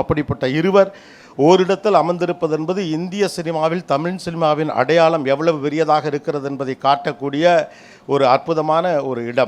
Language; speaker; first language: Tamil; native; Tamil